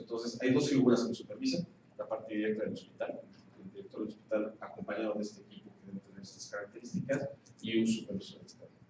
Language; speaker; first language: Spanish; native; Spanish